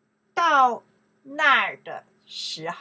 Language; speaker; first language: Chinese; non-native, learner; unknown